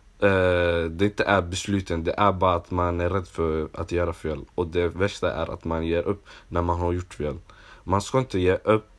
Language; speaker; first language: Swedish; non-native, local second language; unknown